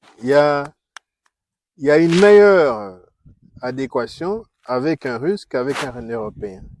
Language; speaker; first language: French; non-native, local second language; Kongo